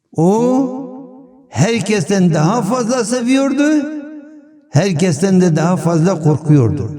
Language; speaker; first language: Turkish; non-native, local second language; Kurdish